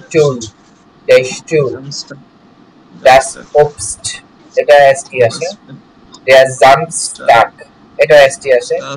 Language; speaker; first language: German; non-native, learner; Bangla